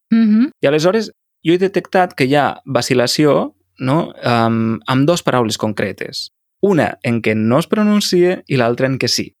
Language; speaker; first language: Catalan; native; Catalan